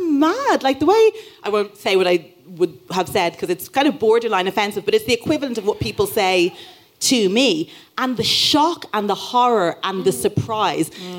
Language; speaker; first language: English; native; English